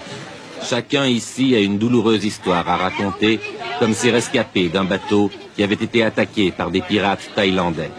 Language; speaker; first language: French; native; French